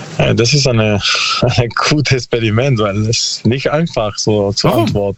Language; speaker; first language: German; non-native, learner; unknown